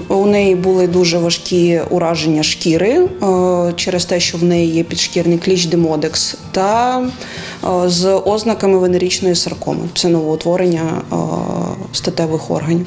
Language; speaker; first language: Ukrainian; native; Ukrainian